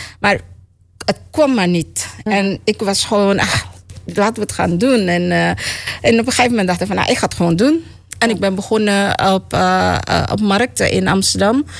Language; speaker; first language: Dutch; native; Dutch